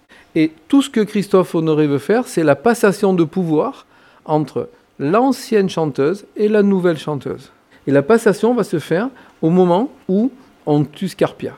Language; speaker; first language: French; native; French